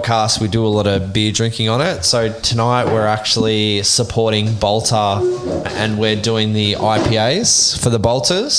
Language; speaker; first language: English; native; English